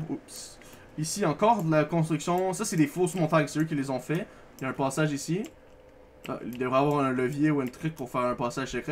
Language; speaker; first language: French; native; French